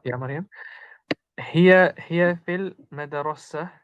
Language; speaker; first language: Arabic; non-native, learner; Urdu